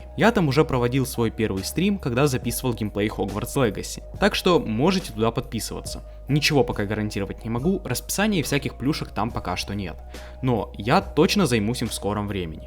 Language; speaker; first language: Russian; native; Russian